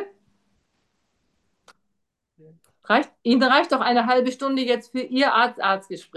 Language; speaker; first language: German; native; German